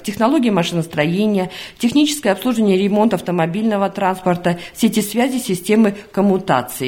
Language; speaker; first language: Russian; native; Russian